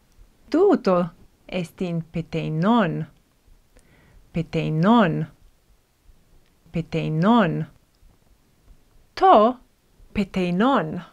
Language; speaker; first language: Greek; non-native, fluent; English